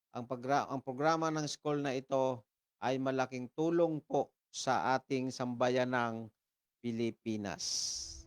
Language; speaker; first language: Filipino; non-native, local second language; Hiligaynon